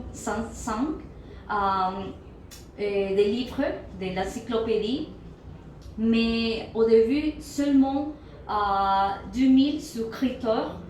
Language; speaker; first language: French; non-native, learner; Spanish